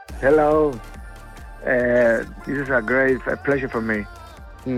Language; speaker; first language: English; non-native, learner; Spanish